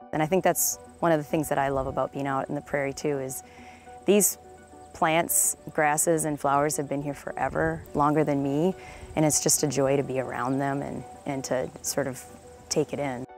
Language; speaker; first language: English; native; English